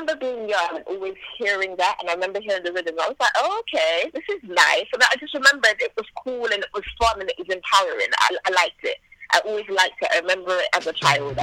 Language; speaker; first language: English; native; English